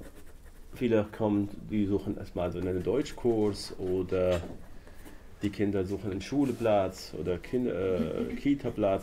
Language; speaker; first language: German; non-native, learner; Arabic